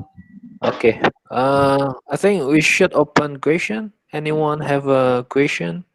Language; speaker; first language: English; non-native, learner; Indonesian